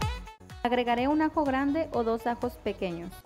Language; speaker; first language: Spanish; native; Spanish